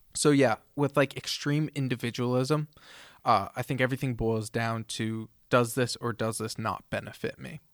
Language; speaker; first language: English; native; English